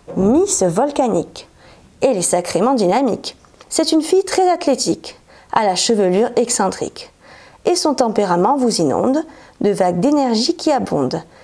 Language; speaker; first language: French; native; French